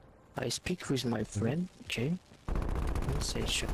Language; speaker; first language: English; non-native, learner; French